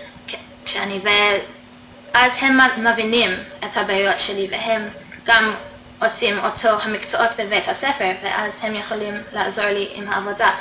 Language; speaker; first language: Hebrew; non-native, fluent; English